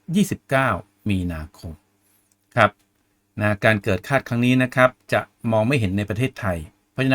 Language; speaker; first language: Thai; native; Thai